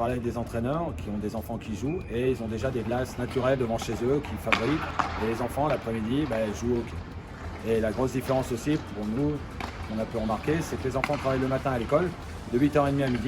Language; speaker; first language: French; native; French